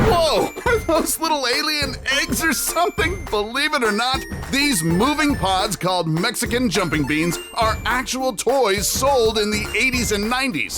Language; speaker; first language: English; native; English